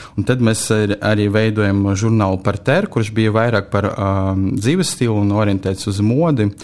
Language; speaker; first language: Latvian; non-native, local second language; Russian